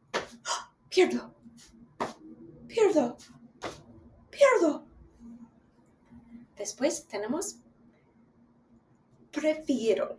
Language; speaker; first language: Spanish; non-native, fluent; English